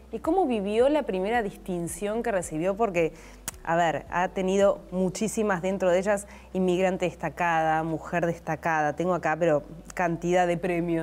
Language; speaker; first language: Spanish; native; Spanish